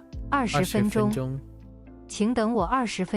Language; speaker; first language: Chinese; non-native, learner; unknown